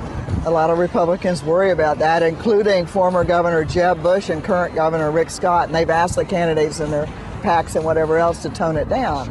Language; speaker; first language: English; native; English